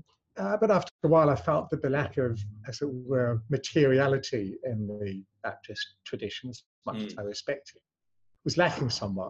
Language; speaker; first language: English; native; English